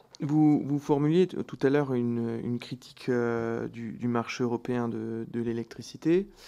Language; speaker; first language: French; native; French